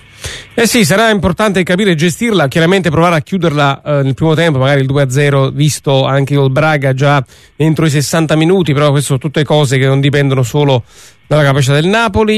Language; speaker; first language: Italian; native; Italian